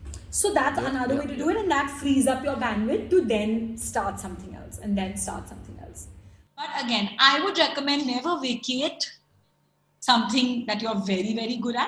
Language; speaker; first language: English; early bilingual, other home language; Hindi